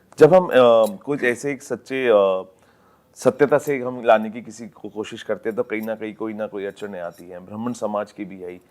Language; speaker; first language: Hindi; native; Hindi